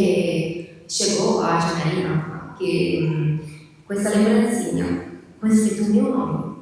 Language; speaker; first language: Portuguese; non-native, fluent; Italian